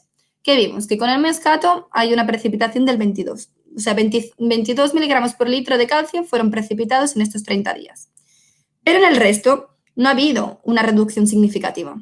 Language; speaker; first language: Spanish; native; Spanish